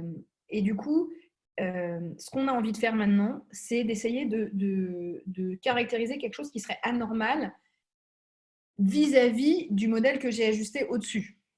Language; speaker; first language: French; native; French